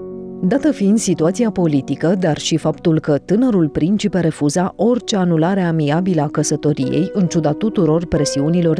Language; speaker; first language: Romanian; native; Romanian